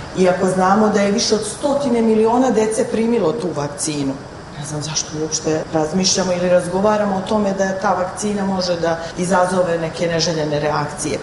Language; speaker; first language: Serbian; native; Serbian